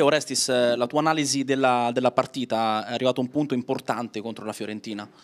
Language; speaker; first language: Italian; native; Italian